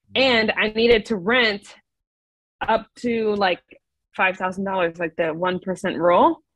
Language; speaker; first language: English; native; English